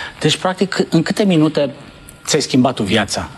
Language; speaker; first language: Romanian; native; Romanian